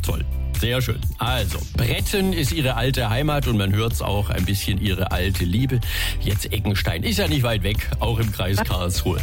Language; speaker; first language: German; native; German